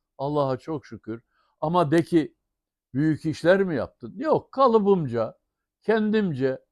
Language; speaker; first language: Turkish; native; Turkish